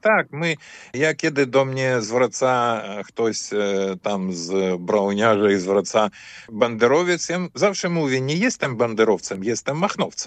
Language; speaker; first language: Polish; non-native, fluent; Ukrainian